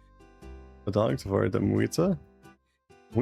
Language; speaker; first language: Dutch; non-native, learner; English